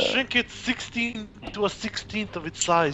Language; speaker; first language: English; native; English